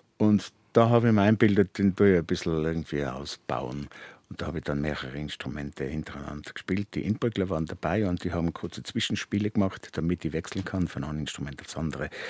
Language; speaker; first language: German; native; German